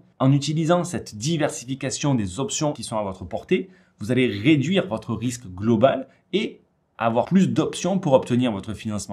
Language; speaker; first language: French; native; French